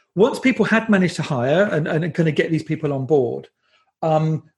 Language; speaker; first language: English; native; English